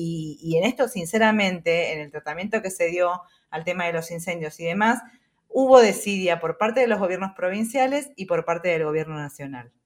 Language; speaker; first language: Spanish; native; Spanish